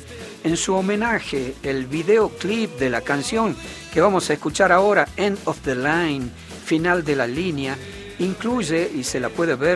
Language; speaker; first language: Spanish; native; Spanish